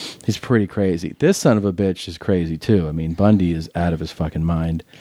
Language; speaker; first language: English; native; English